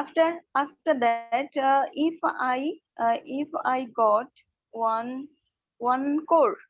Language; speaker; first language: English; non-native, learner; Bangla